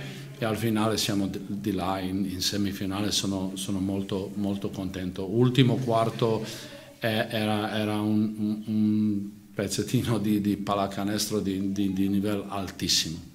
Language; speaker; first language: Italian; non-native, fluent; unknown